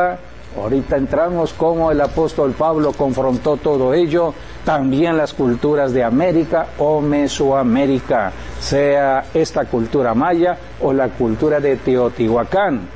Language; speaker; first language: Spanish; native; Spanish